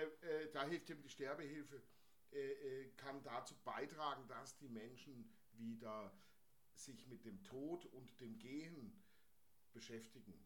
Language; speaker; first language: German; native; German